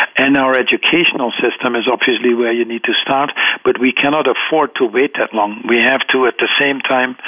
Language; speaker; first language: English; non-native, fluent; Dutch